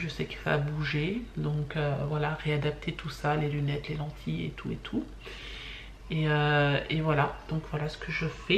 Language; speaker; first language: French; native; French